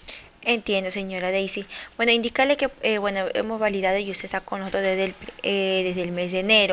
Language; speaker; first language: Spanish; native; Spanish